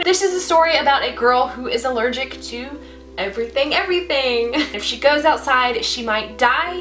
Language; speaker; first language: English; native; English